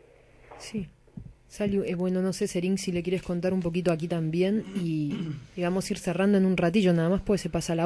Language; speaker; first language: Spanish; native; Spanish